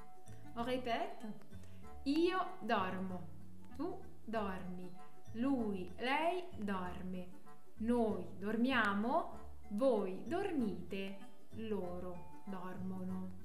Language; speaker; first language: Italian; non-native, fluent; French